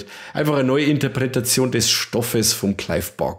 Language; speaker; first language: German; native; German